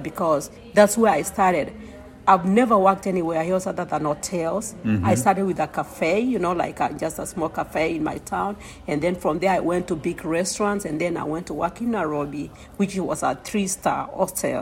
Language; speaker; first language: English; non-native, local second language; Kamba